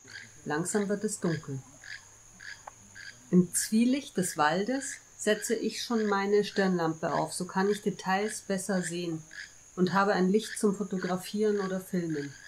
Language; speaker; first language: German; native; German